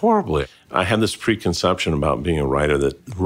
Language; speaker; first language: English; native; English